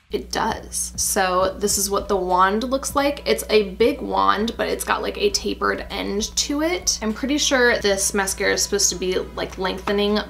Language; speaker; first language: English; native; English